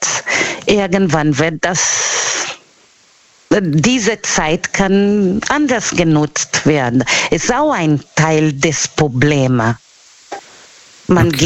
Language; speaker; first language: German; non-native, fluent; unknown